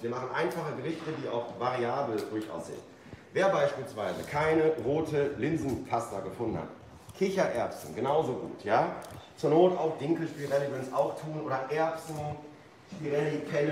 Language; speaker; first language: German; native; German